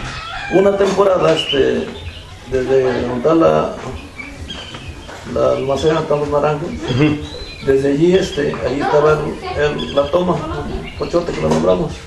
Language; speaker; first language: Spanish; native; Spanish